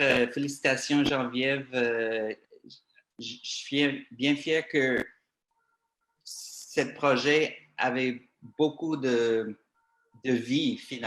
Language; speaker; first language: French; non-native, local second language; English